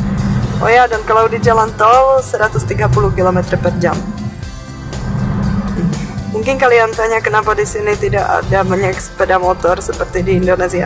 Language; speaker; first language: Indonesian; non-native, fluent; Czech